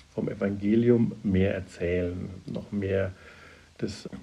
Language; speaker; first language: German; native; German